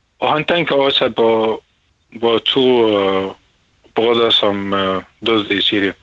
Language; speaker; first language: Danish; non-native, learner; Arabic